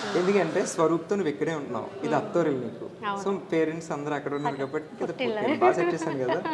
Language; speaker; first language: Telugu; native; Telugu